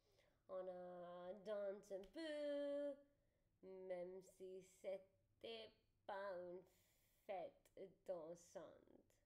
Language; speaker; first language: French; non-native, learner; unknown